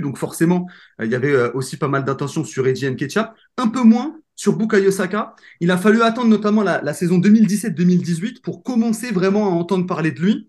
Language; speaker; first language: French; native; French